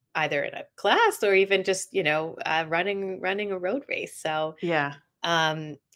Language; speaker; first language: English; native; English